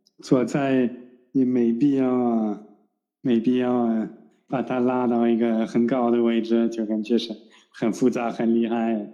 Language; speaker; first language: Chinese; non-native, fluent; French